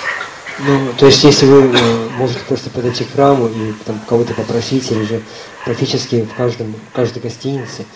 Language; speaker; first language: Russian; native; Russian